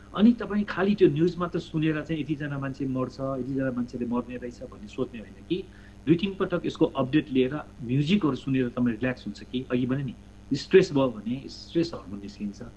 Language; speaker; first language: Nepali; native; Nepali